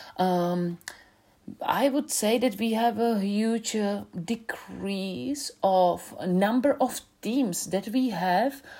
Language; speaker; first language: English; non-native, fluent; Czech